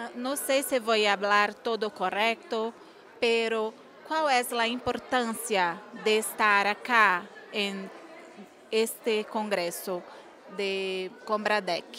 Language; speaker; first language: Spanish; non-native, learner; Portuguese